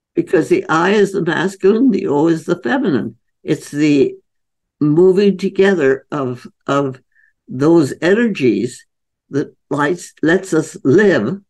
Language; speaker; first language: English; native; English